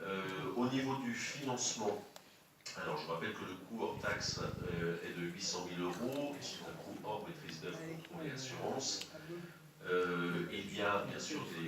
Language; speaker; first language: French; native; French